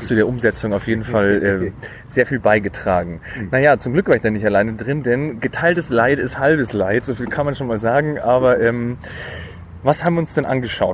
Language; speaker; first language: German; native; German